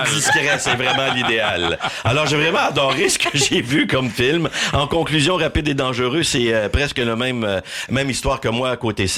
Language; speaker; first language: French; native; French